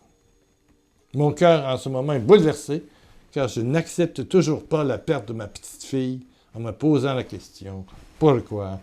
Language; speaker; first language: French; native; French